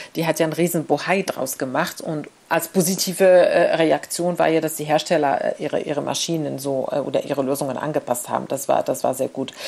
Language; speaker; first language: German; non-native, fluent; Arabic